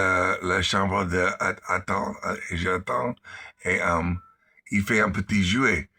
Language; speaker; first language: French; non-native, learner; English